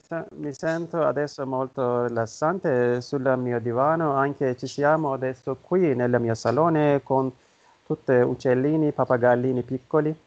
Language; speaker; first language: Italian; non-native, learner; Turkish